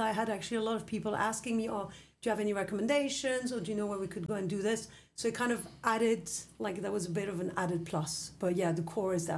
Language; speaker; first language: English; native; English